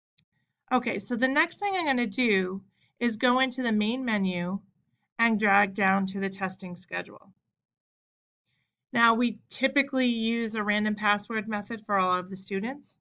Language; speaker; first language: English; native; English